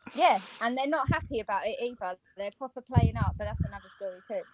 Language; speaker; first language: English; non-native, fluent; Bulgarian